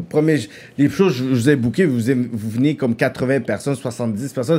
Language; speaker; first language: French; native; French